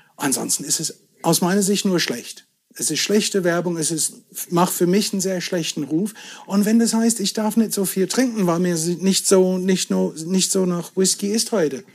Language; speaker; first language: German; non-native, fluent; English